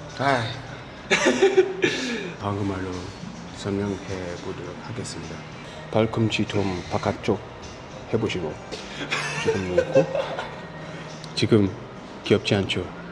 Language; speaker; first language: Korean; non-native, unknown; English